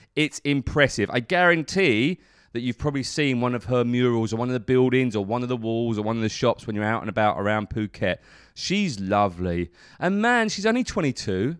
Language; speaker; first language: English; native; English